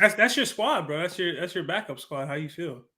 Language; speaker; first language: English; native; English